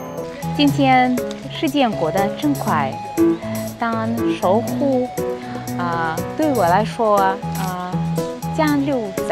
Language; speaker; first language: Chinese; non-native, learner; Russian